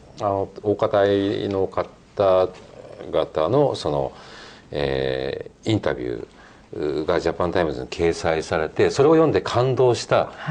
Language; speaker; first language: Japanese; native; Japanese